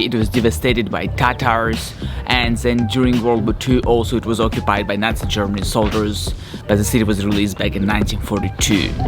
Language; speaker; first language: English; non-native, fluent; Russian